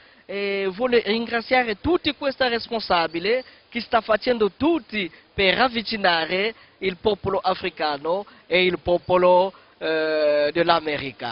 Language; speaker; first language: Italian; non-native, fluent; Kongo